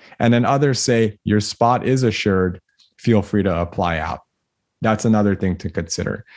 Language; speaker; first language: English; early bilingual, other home language; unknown